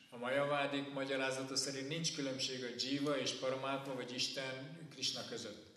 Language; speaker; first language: Hungarian; native; Hungarian